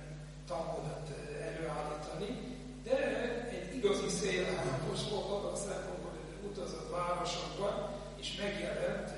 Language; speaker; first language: Hungarian; non-native, fluent; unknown